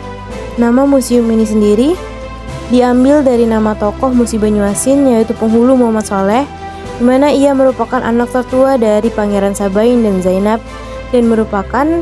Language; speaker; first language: Indonesian; native; Indonesian